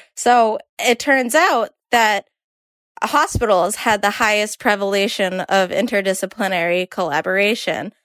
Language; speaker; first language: English; native; English